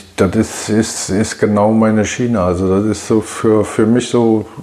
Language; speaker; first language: German; native; German